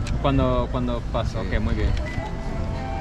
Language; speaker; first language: Spanish; non-native, fluent; English